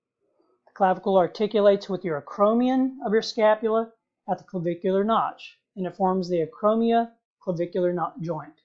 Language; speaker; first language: English; native; English